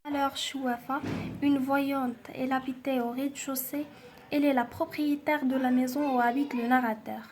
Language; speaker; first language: French; non-native, local second language; Arabic